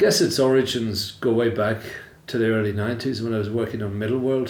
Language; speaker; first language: English; native; English